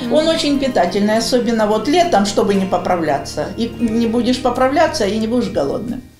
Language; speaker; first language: Russian; non-native, local second language; Bulgarian